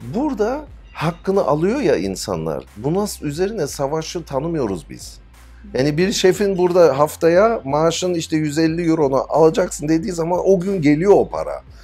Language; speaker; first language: Turkish; early bilingual, heritage; Turkish